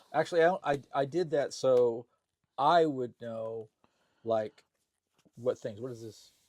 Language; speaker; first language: English; native; English